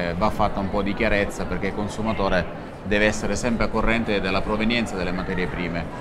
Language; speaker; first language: Italian; native; Italian